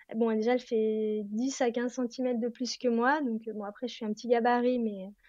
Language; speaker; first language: French; native; French